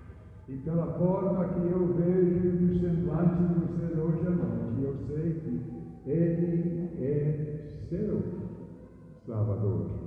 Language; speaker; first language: Portuguese; non-native, fluent; English